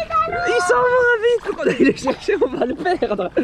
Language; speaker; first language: French; native; French